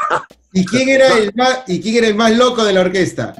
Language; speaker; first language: Spanish; native; Spanish